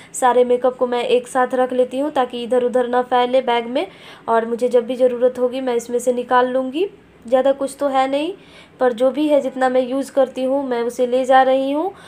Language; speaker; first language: Hindi; native; Hindi